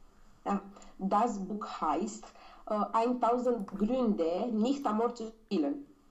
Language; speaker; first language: German; non-native, learner; Romanian